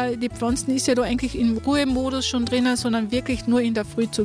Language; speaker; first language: German; native; German